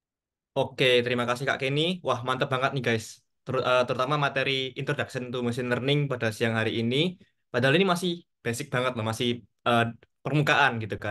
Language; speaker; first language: Indonesian; native; Indonesian